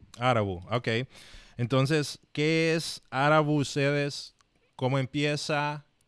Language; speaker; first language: Spanish; native; Spanish